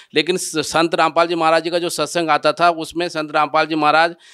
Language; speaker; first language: Hindi; native; Hindi